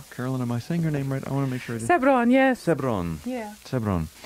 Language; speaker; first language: English; native; English